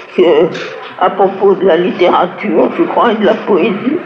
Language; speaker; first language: French; native; French